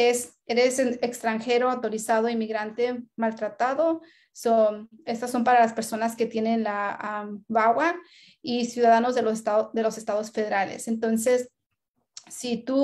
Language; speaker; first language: Spanish; early bilingual, heritage; Spanish